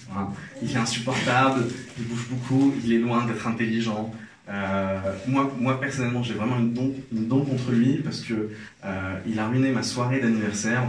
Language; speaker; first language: French; non-native, local second language; Arabic